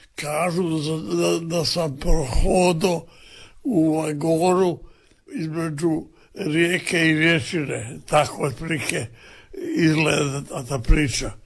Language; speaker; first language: Serbian; native; Serbian